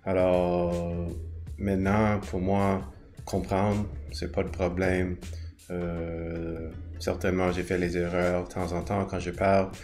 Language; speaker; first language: French; non-native, learner; English